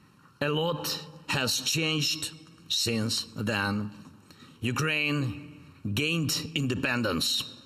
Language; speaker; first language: English; non-native, fluent; Ukrainian